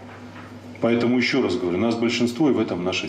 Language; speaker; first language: Russian; native; Russian